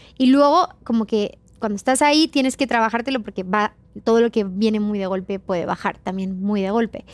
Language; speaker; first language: Spanish; native; Spanish